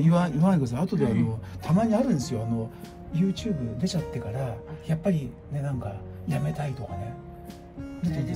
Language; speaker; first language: Japanese; native; Japanese